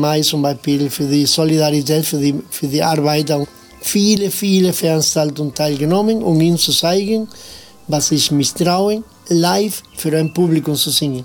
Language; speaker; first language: German; non-native, fluent; Spanish